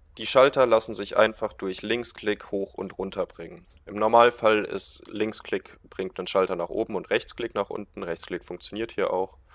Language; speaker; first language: German; native; German